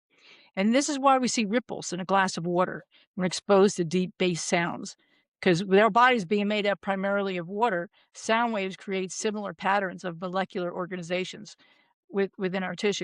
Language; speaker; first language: English; native; English